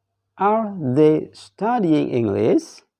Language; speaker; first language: English; non-native, fluent; Indonesian